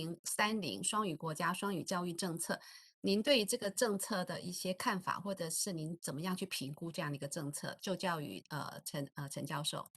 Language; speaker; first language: Chinese; native; Chinese